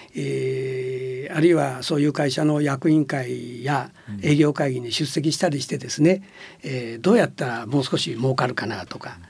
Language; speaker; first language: Japanese; native; Japanese